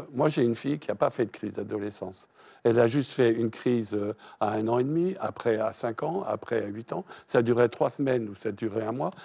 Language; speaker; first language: French; native; French